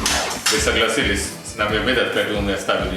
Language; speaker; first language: Russian; non-native, fluent; Nepali